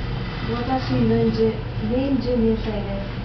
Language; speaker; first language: Japanese; non-native, learner; Filipino